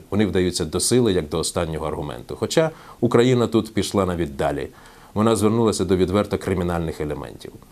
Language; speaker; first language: Ukrainian; native; Ukrainian